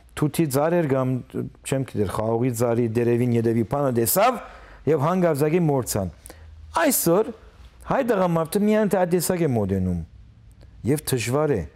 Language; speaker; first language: Armenian; early bilingual, heritage; Armenian